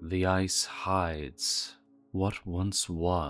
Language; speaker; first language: English; native; English